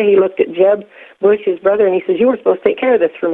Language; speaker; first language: English; native; English